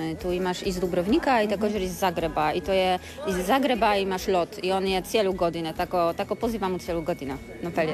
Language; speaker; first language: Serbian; non-native, learner; Polish